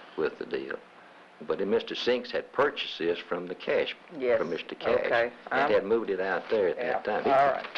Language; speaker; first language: English; native; English